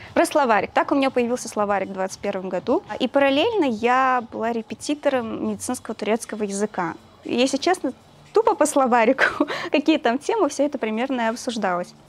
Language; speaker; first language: Russian; early bilingual, other home language; Azerbaijani